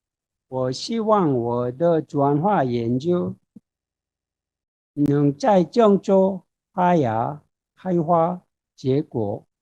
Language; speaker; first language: Chinese; non-native, fluent; Korean